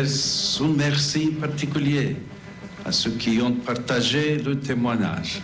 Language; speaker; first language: French; non-native, fluent; English